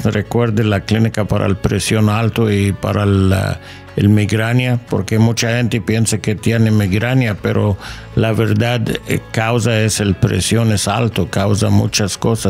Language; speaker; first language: Spanish; non-native, fluent; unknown